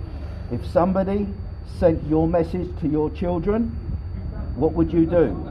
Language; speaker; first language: English; native; English